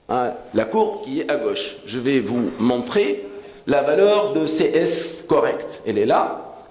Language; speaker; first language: French; non-native, local second language; Arabic